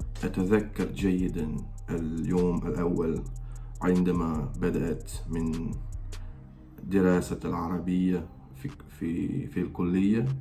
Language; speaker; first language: Arabic; non-native, fluent; Croatian